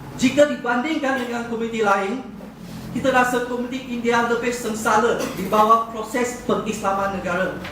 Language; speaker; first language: Malay; non-native, local second language; Chinese